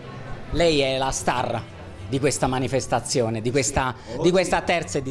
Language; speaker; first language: Italian; native; Italian